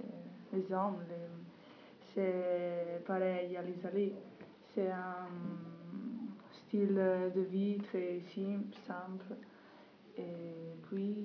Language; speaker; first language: French; non-native, learner; Italian